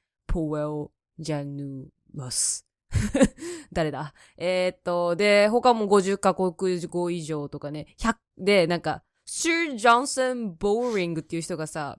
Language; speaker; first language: Japanese; native; Japanese